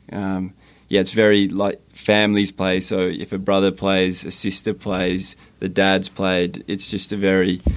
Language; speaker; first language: English; native; English